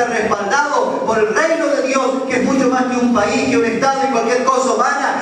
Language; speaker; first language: Spanish; native; Spanish